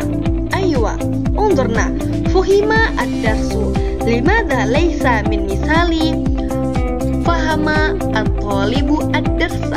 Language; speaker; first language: Arabic; non-native, learner; Indonesian